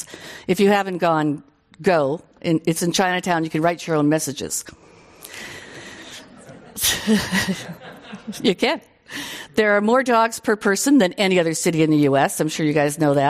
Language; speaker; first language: English; native; English